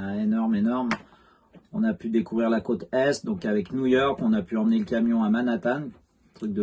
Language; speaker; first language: French; native; French